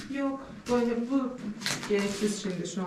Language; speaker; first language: Turkish; non-native, fluent; Persian